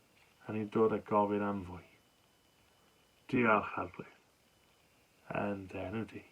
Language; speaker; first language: Welsh; native; Welsh